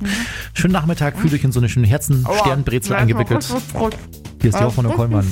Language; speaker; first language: German; native; German